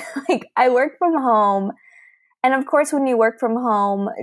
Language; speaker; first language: English; native; English